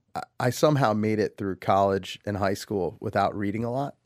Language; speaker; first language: English; native; English